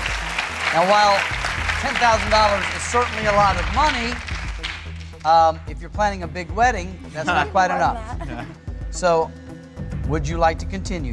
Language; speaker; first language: English; native; English